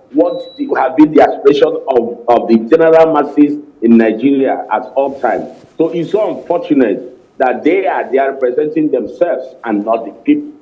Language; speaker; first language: English; non-native, local second language; Igbo